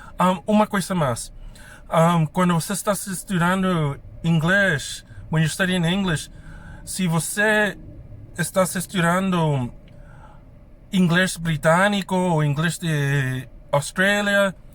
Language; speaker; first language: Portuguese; non-native, fluent; English